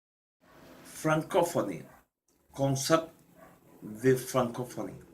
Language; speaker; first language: French; non-native, learner; Spanish